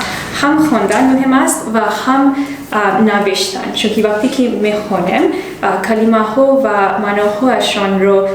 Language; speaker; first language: Persian; non-native, learner; English